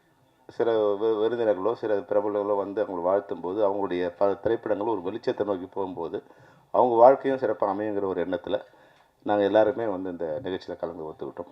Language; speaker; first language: Tamil; native; Tamil